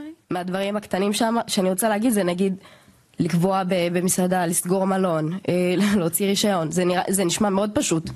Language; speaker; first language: Hebrew; early bilingual, other home language; Tigrinya